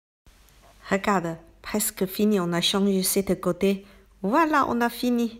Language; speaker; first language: French; non-native, learner; Chinese